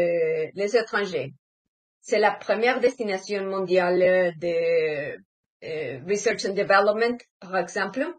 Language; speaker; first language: French; non-native, fluent; Spanish